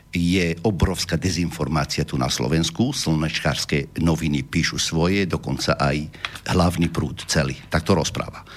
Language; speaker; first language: Slovak; non-native, fluent; Arabic